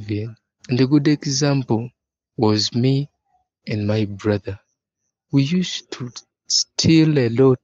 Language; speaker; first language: English; non-native, local second language; Ganda